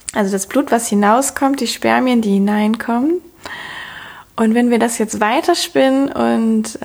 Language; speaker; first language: German; native; German